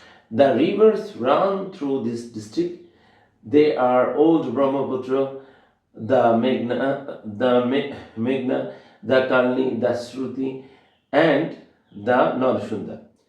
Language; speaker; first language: English; non-native, local second language; Bangla